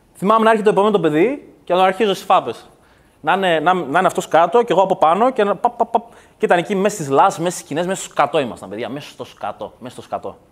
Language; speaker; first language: Greek; early bilingual, other home language; Kurdish